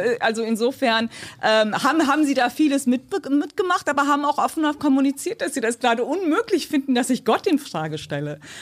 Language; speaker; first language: German; early bilingual, other home language; Turkish